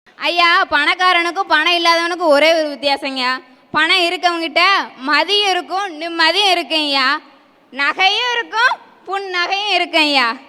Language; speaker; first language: Tamil; native; Tamil